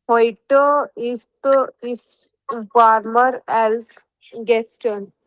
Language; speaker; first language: German; non-native, learner; Hindi